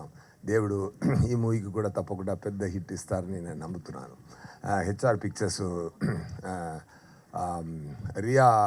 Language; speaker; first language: Telugu; non-native, local second language; Tamil